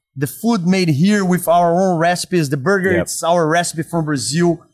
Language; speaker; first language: English; non-native, fluent; Portuguese